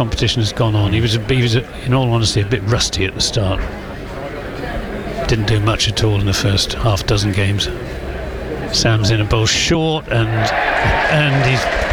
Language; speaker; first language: English; native; English